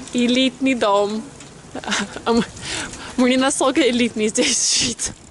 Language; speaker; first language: Russian; non-native, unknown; English